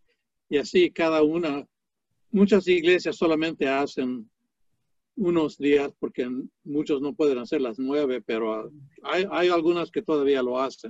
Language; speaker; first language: Spanish; non-native, fluent; English